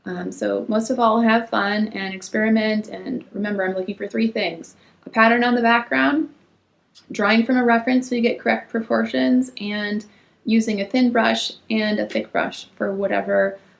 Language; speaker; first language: English; native; English